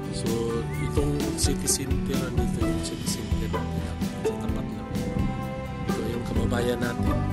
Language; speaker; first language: Filipino; non-native, local second language; Cebuano